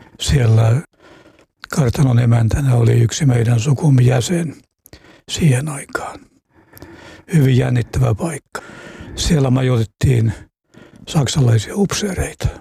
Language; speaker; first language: Finnish; native; Finnish